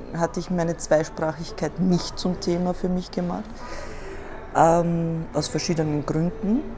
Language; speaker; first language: German; native; German